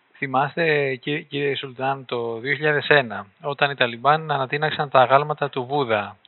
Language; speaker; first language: Greek; native; Greek